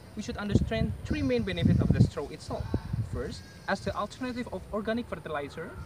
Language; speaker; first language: English; non-native, fluent; Indonesian